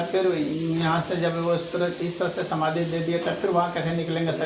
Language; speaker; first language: Hindi; native; Hindi